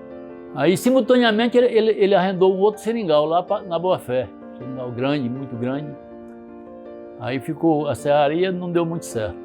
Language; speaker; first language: Portuguese; native; Portuguese